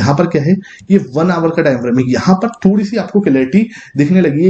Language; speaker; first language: Hindi; native; Hindi